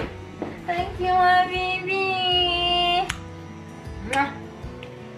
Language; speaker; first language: English; non-native, local second language; Filipino